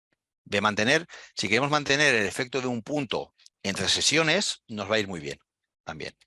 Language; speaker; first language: Spanish; native; Spanish